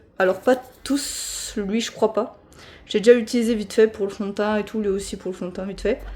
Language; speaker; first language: French; native; French